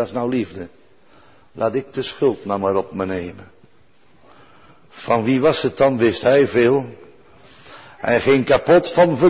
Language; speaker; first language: Dutch; native; Dutch